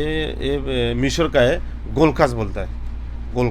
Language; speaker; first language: Hindi; non-native, learner; Bangla